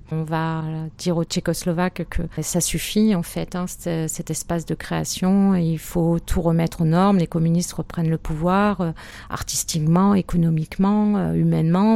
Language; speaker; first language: French; native; French